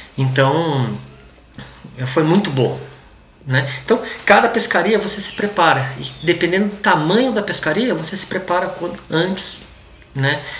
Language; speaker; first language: Portuguese; native; Portuguese